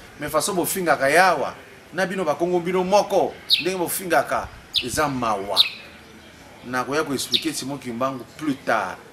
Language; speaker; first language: Lingala; non-native, local second language; Swahili